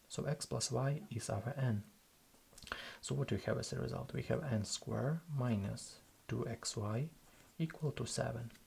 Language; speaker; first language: English; non-native, fluent; Russian